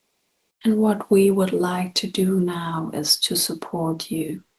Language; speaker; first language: English; non-native, fluent; German